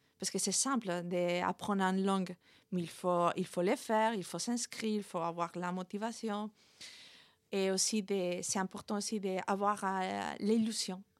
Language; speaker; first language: French; non-native, fluent; Spanish